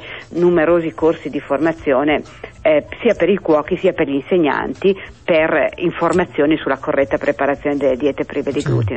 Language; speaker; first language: Italian; native; Italian